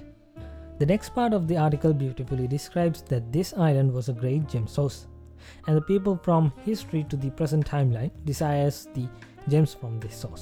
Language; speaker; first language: English; non-native, local second language; Sinhala